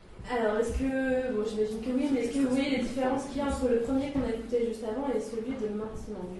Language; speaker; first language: French; native; French